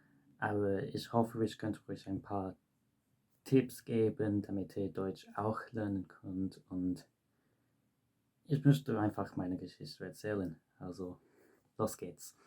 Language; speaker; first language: German; non-native, fluent; English